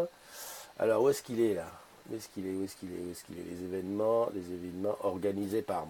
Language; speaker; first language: French; native; French